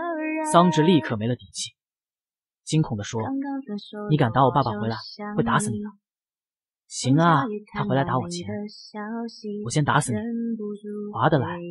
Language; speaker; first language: Chinese; native; Chinese